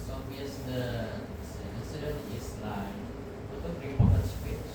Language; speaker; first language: English; non-native, learner; Indonesian